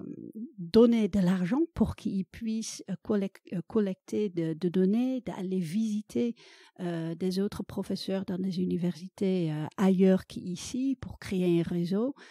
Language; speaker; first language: French; non-native, fluent; Dutch